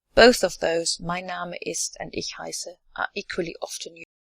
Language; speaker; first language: German; non-native, fluent; English